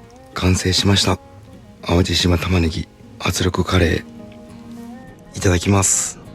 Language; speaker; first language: Japanese; native; Japanese